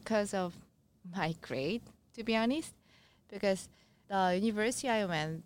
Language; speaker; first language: English; non-native, learner; Korean